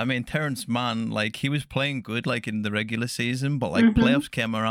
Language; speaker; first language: English; native; English